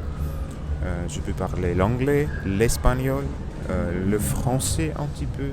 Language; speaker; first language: French; non-native, learner; Russian